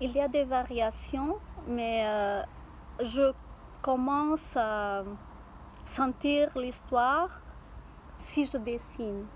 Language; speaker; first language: French; non-native, fluent; Portuguese